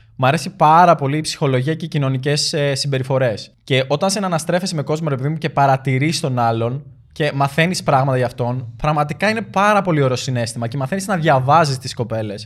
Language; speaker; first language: Greek; early bilingual, other home language; Albanian